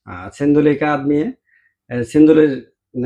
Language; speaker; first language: Hindi; non-native, learner; Bangla